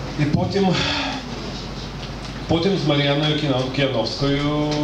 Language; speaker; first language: Ukrainian; non-native, learner; Lithuanian